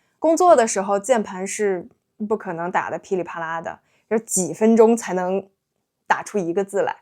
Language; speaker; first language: Chinese; native; Chinese